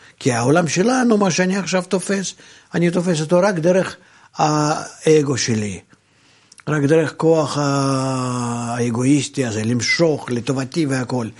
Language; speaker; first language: Hebrew; non-native, fluent; Russian